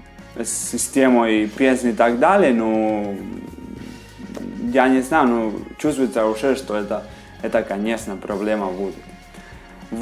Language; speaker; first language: Russian; non-native, fluent; Spanish